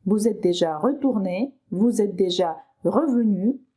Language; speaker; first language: French; non-native, fluent; Ukrainian